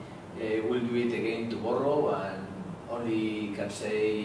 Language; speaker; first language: English; non-native, learner; Spanish